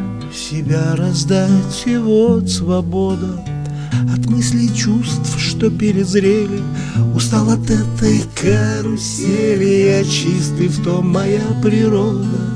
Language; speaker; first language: Russian; native; Russian